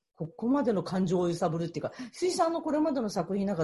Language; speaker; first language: Japanese; native; Japanese